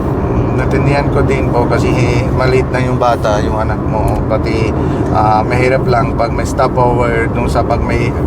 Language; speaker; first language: Filipino; non-native, learner; Punjabi